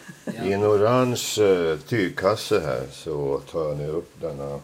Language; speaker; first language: Swedish; native; Swedish